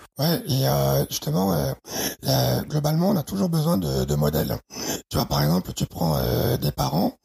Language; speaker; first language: French; early bilingual, other home language; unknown